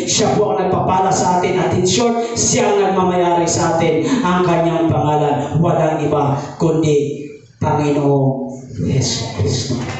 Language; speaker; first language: Filipino; native; Filipino